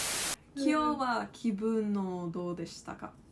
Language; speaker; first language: Japanese; non-native, learner; English